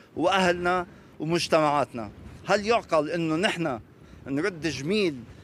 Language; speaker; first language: Arabic; native; Arabic